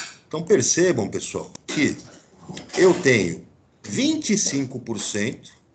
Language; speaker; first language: Portuguese; native; Portuguese